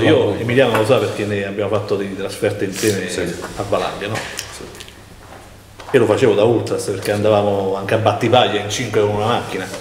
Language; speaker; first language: Italian; native; Italian